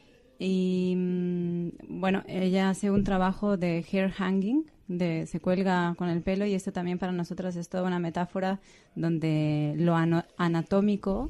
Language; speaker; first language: Spanish; native; Spanish